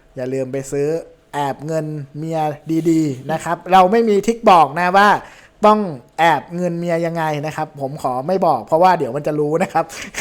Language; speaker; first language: Thai; native; Thai